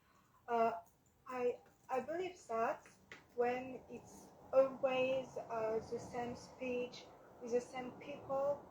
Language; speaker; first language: English; non-native, learner; French